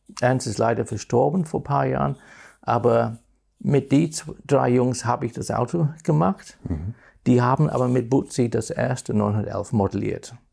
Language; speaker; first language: German; non-native, fluent; English